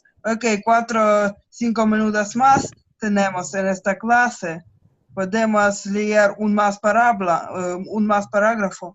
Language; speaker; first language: Spanish; non-native, learner; Russian